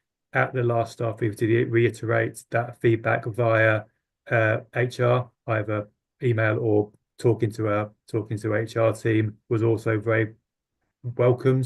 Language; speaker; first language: English; native; English